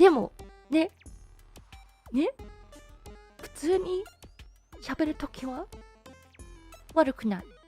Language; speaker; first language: Japanese; non-native, learner; English